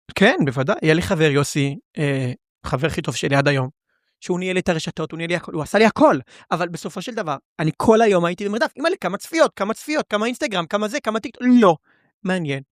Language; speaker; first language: Hebrew; early bilingual, other home language; Russian